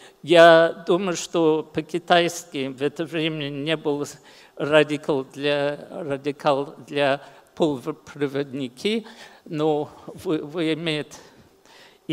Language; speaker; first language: Russian; early bilingual, heritage; English